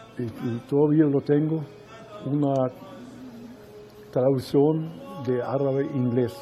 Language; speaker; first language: Spanish; non-native, fluent; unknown